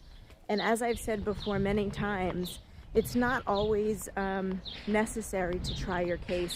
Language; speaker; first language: English; native; English